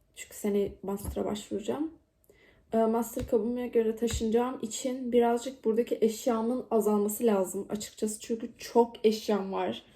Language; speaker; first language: Turkish; native; Turkish